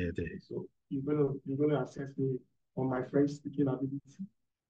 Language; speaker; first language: English; non-native, learner; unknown